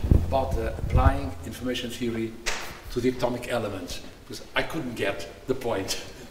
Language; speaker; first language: English; non-native, fluent; Portuguese